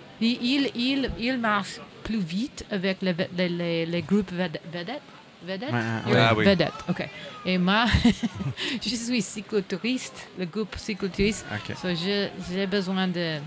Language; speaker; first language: French; non-native, learner; English